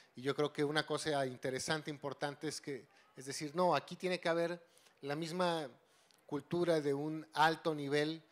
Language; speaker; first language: Spanish; native; Spanish